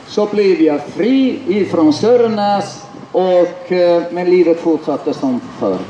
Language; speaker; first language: Swedish; non-native, fluent; Finnish